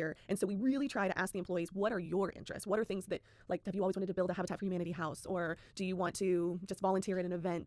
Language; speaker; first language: English; native; English